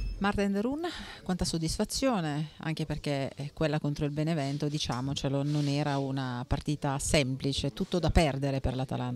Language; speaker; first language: Italian; native; Italian